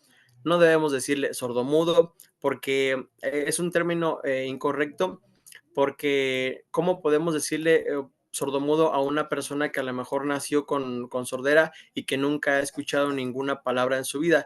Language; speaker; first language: Spanish; native; Spanish